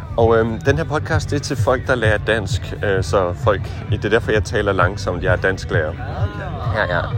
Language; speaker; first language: Danish; native; Danish